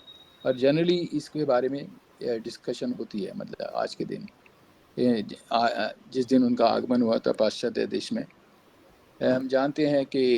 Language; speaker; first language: Hindi; native; Hindi